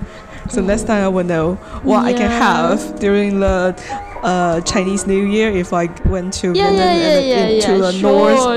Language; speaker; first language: English; non-native, learner; Chinese